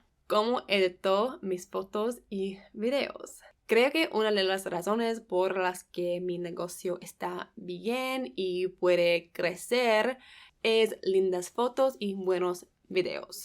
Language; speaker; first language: Spanish; non-native, fluent; English